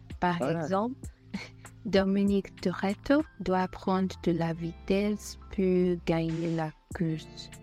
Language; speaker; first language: French; non-native, learner; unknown